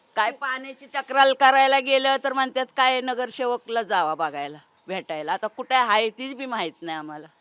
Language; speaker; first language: Marathi; native; Marathi